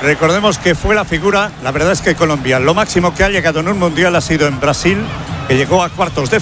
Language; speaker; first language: Spanish; native; Spanish